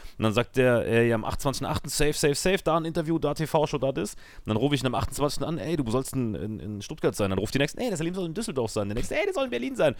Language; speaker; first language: German; native; German